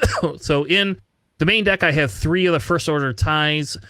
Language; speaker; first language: English; native; English